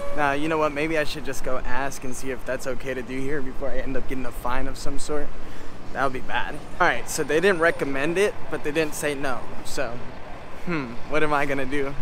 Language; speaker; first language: English; native; English